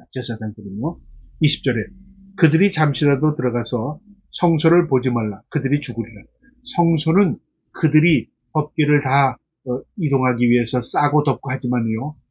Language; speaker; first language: Korean; native; Korean